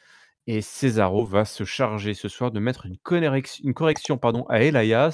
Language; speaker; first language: French; native; French